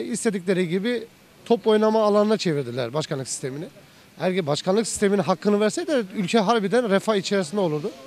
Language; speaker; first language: Turkish; native; Turkish